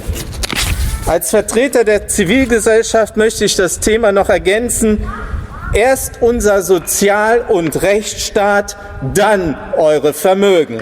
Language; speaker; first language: German; native; German